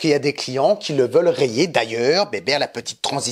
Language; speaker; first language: French; native; French